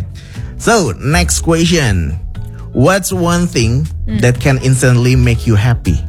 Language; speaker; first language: English; non-native, fluent; Indonesian